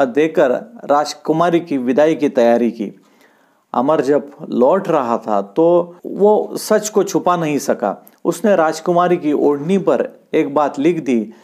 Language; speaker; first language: Hindi; non-native, local second language; Marathi